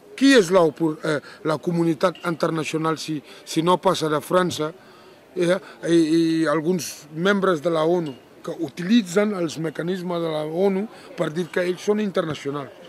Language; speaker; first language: Catalan; non-native, fluent; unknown